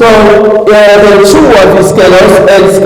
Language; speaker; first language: Swedish; non-native, learner; French